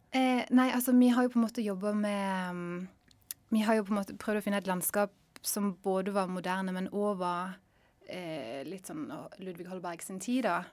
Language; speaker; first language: Norwegian; native; Norwegian